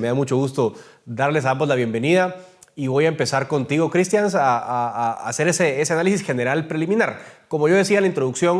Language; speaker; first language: Spanish; native; Spanish